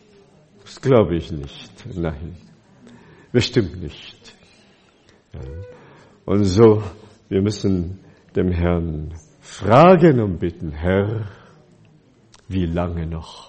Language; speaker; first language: German; non-native, fluent; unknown